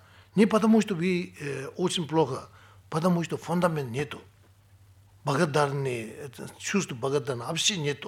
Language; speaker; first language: Russian; non-native, learner; Tibetan